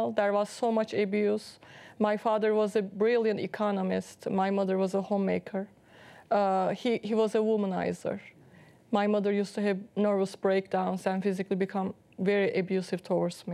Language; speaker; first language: English; non-native, fluent; Turkish